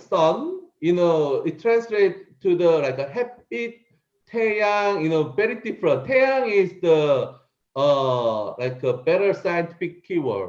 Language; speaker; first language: English; non-native, learner; Korean